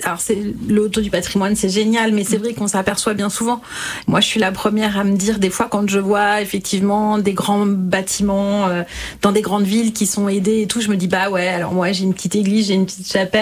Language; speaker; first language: French; native; French